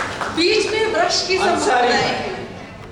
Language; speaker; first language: Hindi; native; Hindi